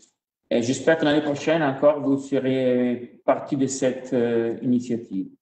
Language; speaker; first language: French; non-native, fluent; Italian